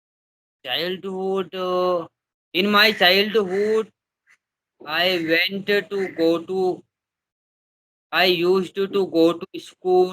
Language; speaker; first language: English; non-native, learner; Hindi